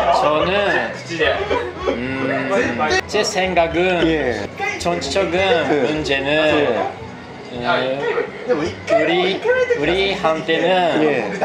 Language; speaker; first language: Korean; non-native, learner; Japanese